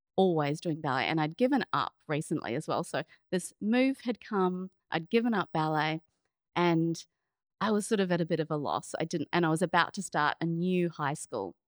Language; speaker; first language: English; native; English